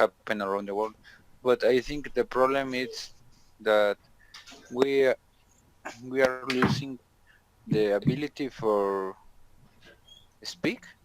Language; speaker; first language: English; non-native, learner; Spanish